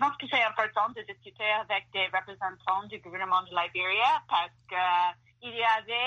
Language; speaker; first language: French; non-native, fluent; English